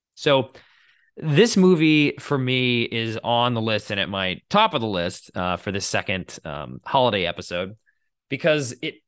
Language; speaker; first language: English; native; English